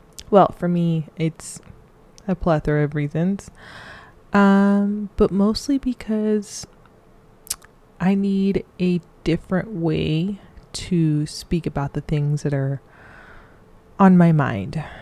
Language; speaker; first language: English; early bilingual, other home language; Spanish